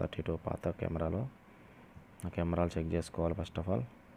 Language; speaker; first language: Telugu; native; Telugu